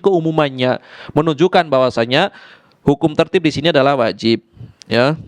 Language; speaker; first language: Indonesian; native; Indonesian